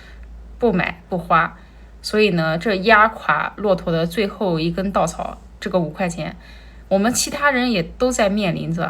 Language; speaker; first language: Chinese; native; Chinese